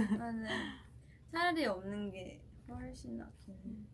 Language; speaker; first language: Korean; non-native, fluent; Thai